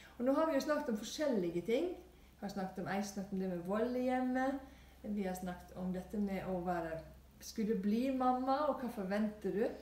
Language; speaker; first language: Norwegian; native; Norwegian